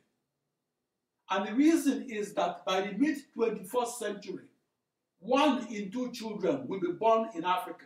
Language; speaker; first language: English; non-native, local second language; Igbo